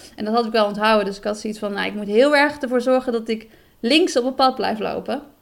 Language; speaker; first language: Dutch; native; Dutch